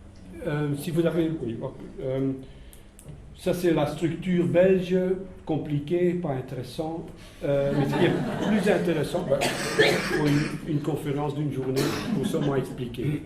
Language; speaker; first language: French; non-native, local second language; Dutch